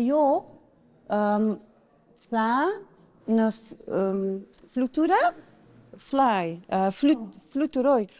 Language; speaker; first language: Albanian; non-native, learner; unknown